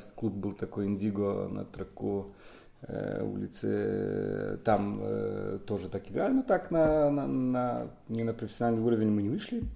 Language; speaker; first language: Russian; non-native, local second language; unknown